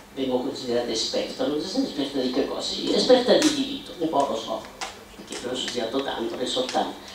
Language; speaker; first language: Italian; native; Italian